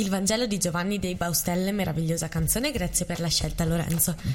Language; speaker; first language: Italian; native; Italian